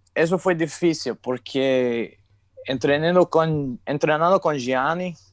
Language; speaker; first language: Spanish; non-native, learner; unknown